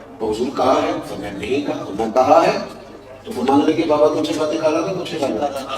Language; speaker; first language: Urdu; non-native, local second language; Punjabi